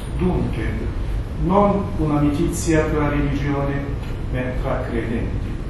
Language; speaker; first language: Italian; non-native, fluent; Turkish